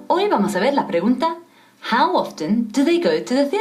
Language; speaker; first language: English; non-native, fluent; Spanish